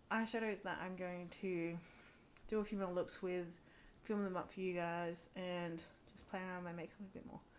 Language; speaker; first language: English; native; English